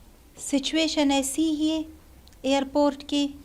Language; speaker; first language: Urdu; non-native, learner; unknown